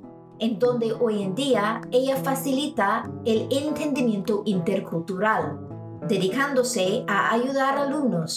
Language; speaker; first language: Spanish; non-native, fluent; English